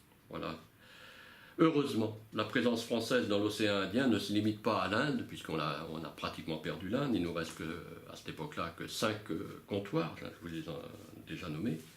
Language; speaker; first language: French; native; French